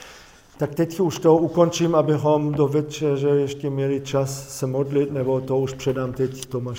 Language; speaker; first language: Czech; non-native, fluent; German